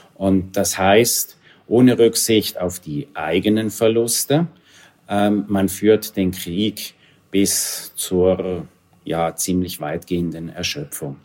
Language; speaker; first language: German; native; German